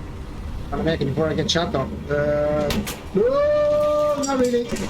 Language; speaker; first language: English; native; English